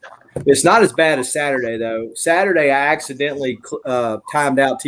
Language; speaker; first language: English; native; English